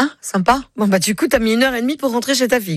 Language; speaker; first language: French; native; French